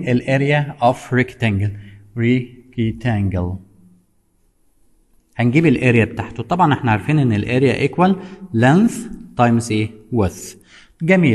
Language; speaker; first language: Arabic; native; Arabic